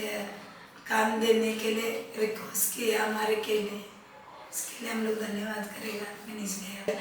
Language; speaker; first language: Hindi; non-native, local second language; Marathi